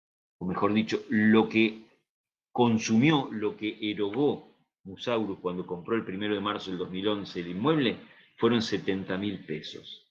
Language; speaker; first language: Spanish; native; Spanish